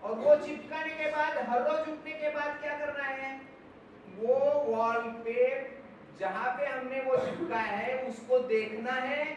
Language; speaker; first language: Hindi; non-native, local second language; Marathi